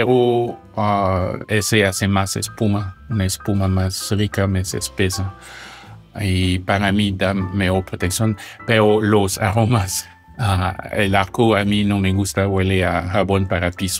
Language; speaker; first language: Spanish; non-native, fluent; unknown